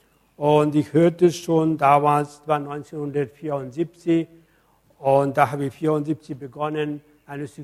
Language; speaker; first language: German; non-native, fluent; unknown